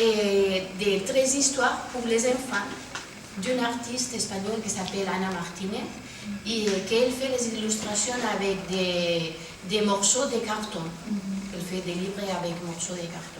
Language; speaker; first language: French; non-native, fluent; Spanish